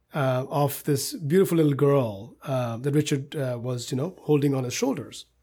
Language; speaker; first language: English; non-native, local second language; Hindi